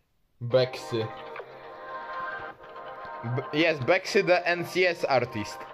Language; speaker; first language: English; non-native, fluent; Polish